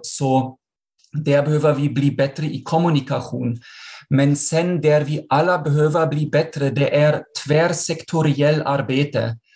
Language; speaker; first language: Swedish; non-native, fluent; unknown